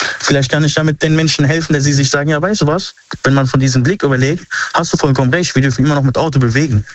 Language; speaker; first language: German; early bilingual, other home language; Arabic